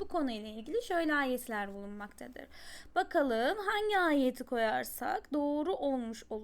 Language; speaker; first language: Turkish; native; Turkish